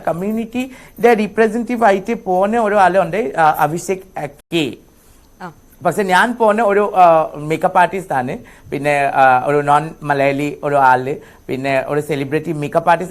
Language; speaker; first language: Malayalam; non-native, local second language; Assamese